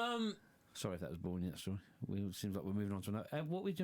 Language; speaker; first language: English; native; English